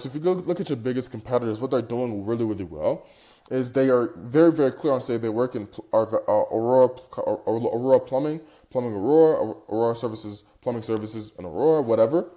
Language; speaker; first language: English; native; English